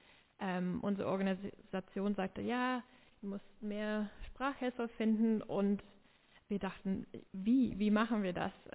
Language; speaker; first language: German; non-native, fluent; English